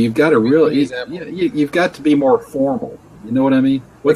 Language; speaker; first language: English; native; English